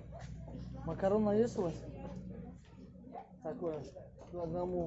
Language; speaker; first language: Russian; non-native, fluent; Tajik